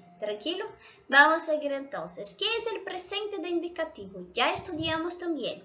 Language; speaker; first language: Spanish; non-native, fluent; Portuguese